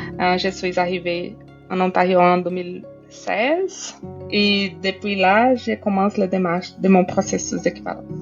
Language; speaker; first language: French; non-native, fluent; Portuguese